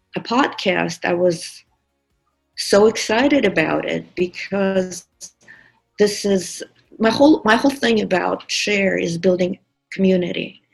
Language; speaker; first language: English; non-native, fluent; Russian